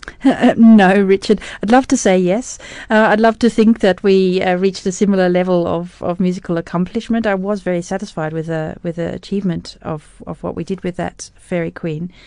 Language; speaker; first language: English; native; English